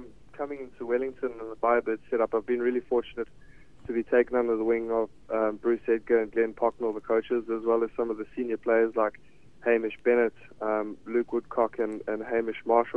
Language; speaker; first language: English; native; English